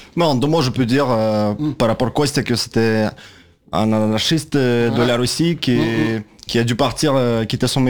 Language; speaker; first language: French; non-native, fluent; Russian